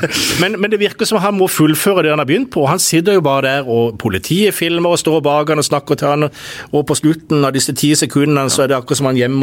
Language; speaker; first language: Norwegian; native; Norwegian